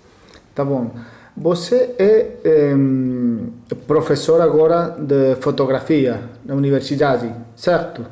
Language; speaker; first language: Portuguese; non-native, learner; Spanish